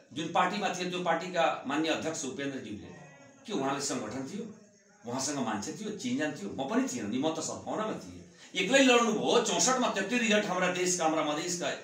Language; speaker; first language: Nepali; non-native, local second language; Bhojpuri